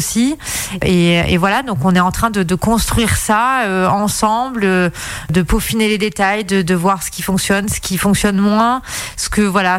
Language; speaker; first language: French; native; French